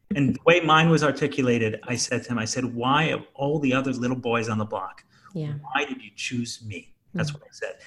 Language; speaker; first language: English; native; English